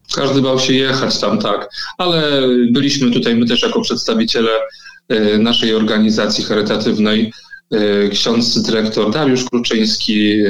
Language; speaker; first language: Polish; native; Polish